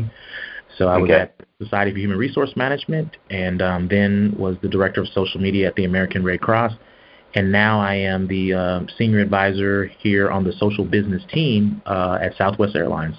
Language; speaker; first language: English; native; English